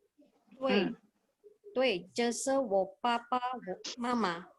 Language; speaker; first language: Chinese; non-native, learner; Indonesian